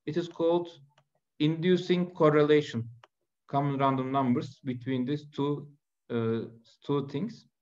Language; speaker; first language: English; non-native, fluent; Turkish